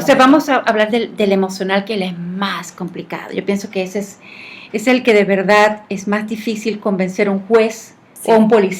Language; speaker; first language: Spanish; native; Spanish